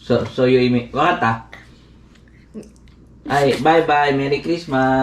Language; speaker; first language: Japanese; non-native, fluent; Filipino